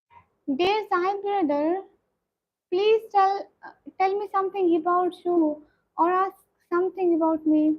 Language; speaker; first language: English; non-native, learner; Punjabi